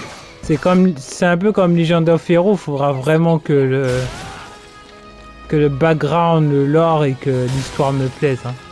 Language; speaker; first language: French; native; French